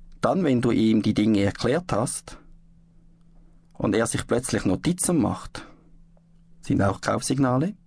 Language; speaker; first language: German; native; German